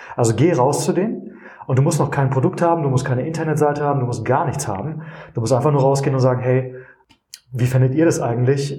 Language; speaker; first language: German; native; German